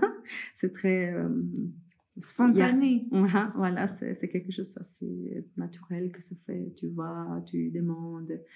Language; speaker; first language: French; early bilingual, other home language; Spanish